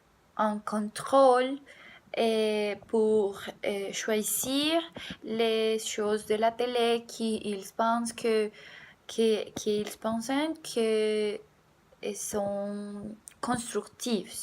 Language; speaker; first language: French; non-native, learner; Spanish